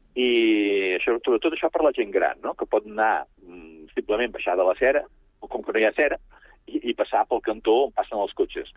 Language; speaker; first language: Catalan; native; Catalan